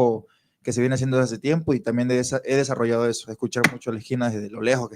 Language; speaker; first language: Spanish; native; Spanish